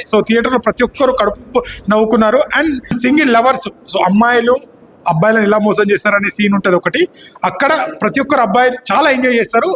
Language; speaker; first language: Telugu; native; Telugu